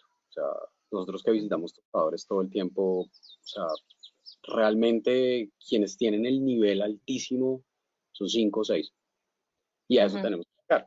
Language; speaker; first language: Spanish; native; Spanish